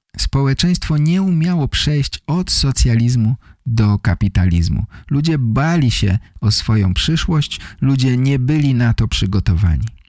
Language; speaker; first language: Polish; native; Polish